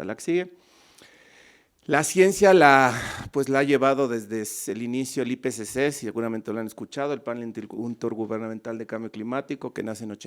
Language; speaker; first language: Spanish; native; Spanish